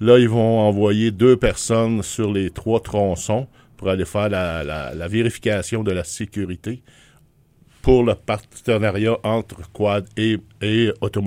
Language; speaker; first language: French; native; French